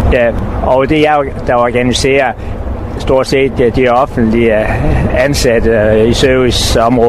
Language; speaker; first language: Danish; native; Danish